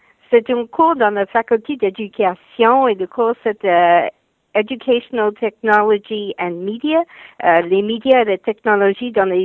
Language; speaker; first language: French; non-native, fluent; English